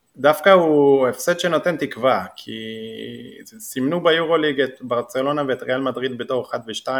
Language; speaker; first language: Hebrew; native; Hebrew